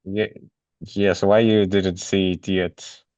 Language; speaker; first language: English; non-native, learner; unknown